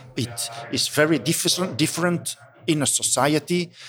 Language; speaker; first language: English; non-native, fluent; Dutch